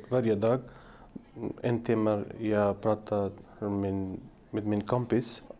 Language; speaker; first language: Swedish; non-native, learner; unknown